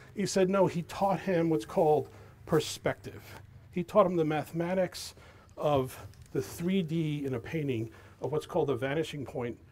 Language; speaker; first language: English; native; English